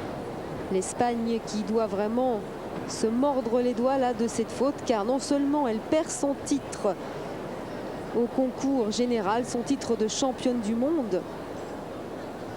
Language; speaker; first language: French; native; French